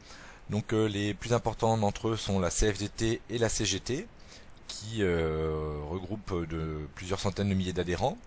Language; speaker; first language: French; native; French